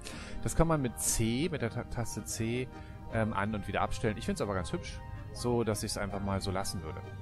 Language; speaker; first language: German; native; German